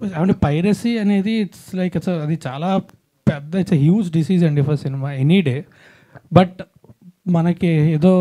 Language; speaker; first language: Telugu; native; Telugu